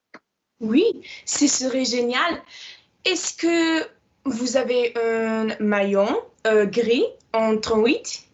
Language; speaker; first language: French; non-native, learner; Slovenian